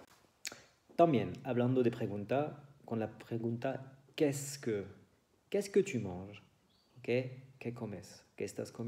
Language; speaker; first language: Spanish; non-native, fluent; French